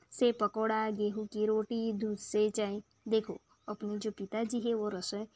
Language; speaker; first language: Hindi; non-native, local second language; Gujarati